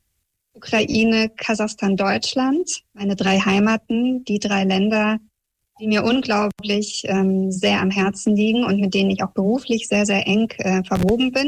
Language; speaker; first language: German; early bilingual, other home language; Russian